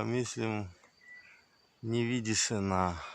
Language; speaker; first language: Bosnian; non-native, learner; Russian